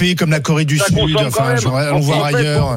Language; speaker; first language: French; native; French